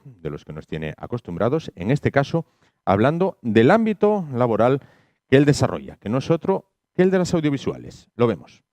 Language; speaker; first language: Spanish; native; Spanish